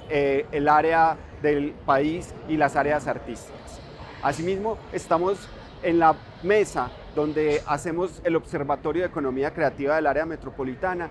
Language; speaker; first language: Spanish; native; Spanish